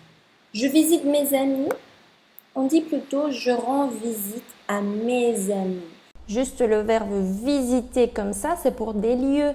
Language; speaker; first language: French; non-native, fluent; Spanish